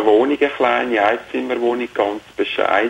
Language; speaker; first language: German; native; German